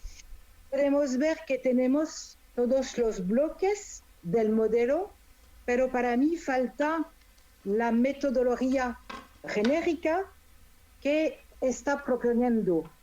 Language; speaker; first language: Spanish; non-native, fluent; French